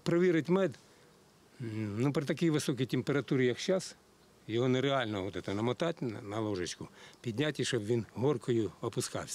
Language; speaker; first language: Ukrainian; native; Ukrainian